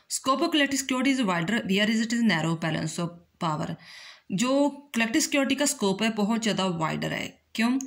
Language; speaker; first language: Hindi; non-native, local second language; Punjabi